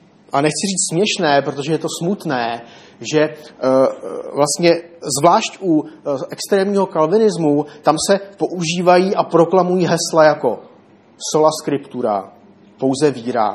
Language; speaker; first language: Czech; native; Czech